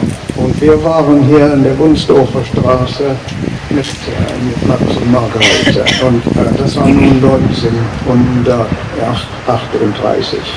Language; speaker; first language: German; early bilingual, heritage; German